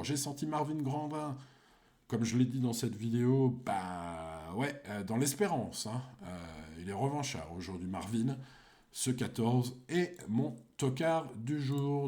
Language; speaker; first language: French; native; French